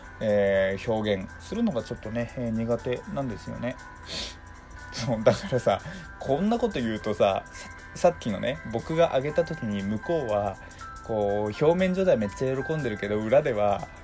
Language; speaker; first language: Japanese; native; Japanese